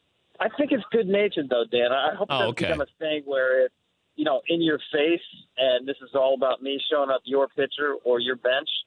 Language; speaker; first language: English; native; English